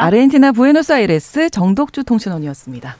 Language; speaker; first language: Korean; native; Korean